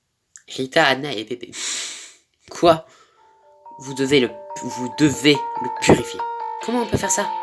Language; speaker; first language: French; native; French